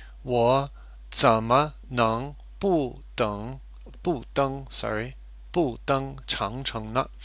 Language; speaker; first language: Chinese; non-native, fluent; English